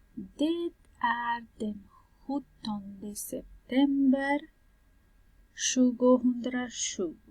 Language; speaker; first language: Swedish; non-native, fluent; Persian